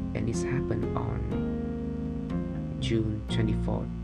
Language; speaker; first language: English; non-native, fluent; Vietnamese